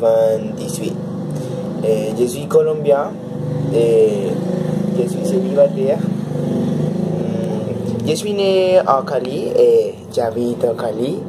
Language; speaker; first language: French; non-native, learner; Spanish